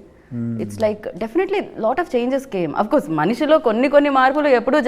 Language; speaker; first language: Telugu; native; Telugu